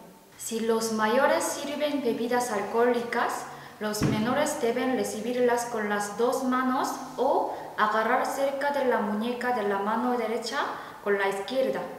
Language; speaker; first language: Spanish; non-native, fluent; Korean